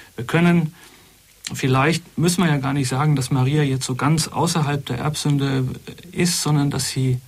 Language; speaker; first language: German; native; German